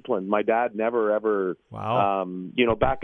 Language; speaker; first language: English; native; English